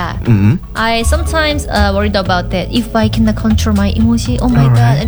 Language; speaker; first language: English; non-native, learner; Korean